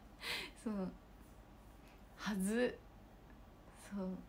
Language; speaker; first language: Japanese; native; Japanese